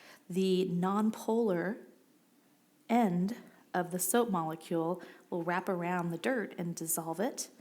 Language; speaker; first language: English; native; English